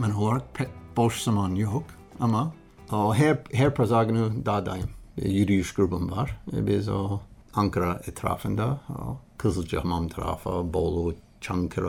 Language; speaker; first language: Turkish; non-native, learner; English